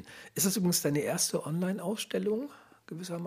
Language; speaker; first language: German; native; German